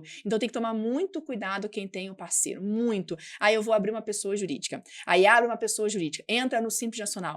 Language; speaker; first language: Portuguese; native; Portuguese